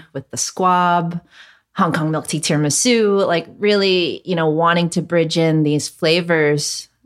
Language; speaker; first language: English; early bilingual, other home language; Cantonese